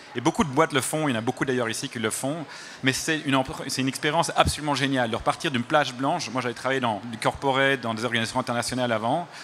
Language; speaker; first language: French; native; French